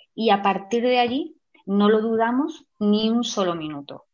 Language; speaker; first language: Spanish; native; Spanish